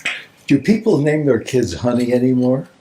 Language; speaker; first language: English; native; English